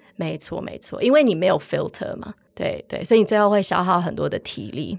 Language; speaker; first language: Chinese; early bilingual, heritage; Chinese